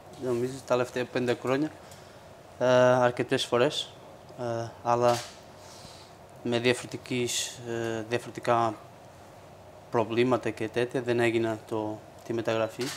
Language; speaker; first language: Greek; non-native, fluent; Portuguese